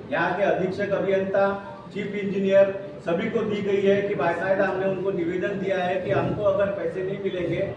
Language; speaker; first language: Hindi; non-native, local second language; Marathi